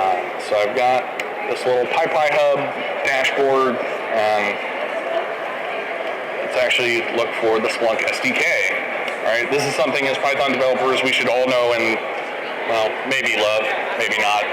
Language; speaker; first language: English; native; English